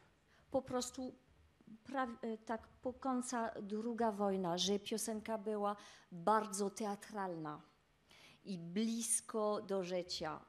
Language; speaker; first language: Polish; non-native, learner; French